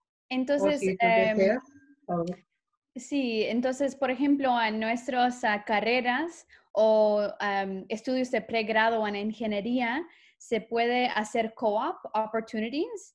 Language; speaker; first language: Spanish; non-native, fluent; English